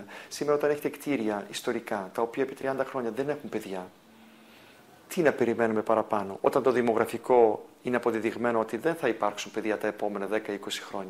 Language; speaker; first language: Greek; native; Greek